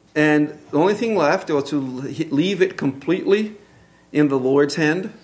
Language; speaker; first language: English; non-native, fluent; Portuguese